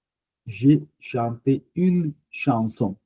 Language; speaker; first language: French; non-native, fluent; Punjabi